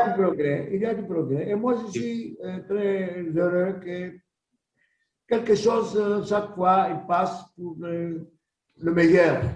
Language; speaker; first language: French; non-native, learner; Greek